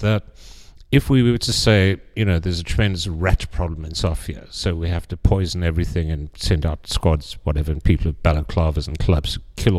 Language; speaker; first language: English; native; English